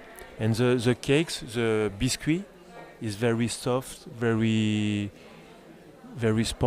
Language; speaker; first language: English; non-native, learner; French